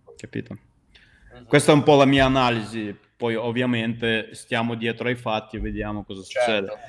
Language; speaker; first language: Italian; non-native, fluent; Ukrainian